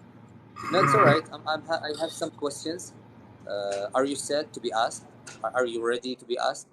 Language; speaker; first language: English; non-native, fluent; Arabic